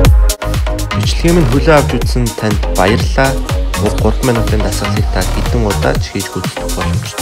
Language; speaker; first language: Mongolian; native; Mongolian